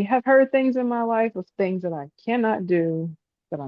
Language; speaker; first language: English; native; English